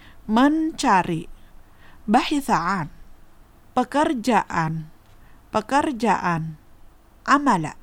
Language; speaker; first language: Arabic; non-native, fluent; Indonesian